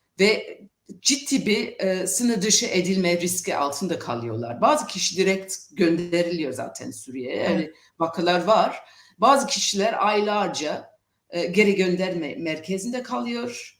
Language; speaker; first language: Turkish; non-native, fluent; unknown